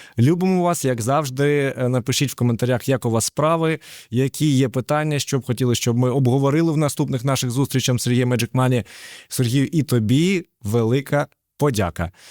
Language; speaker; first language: Ukrainian; native; Ukrainian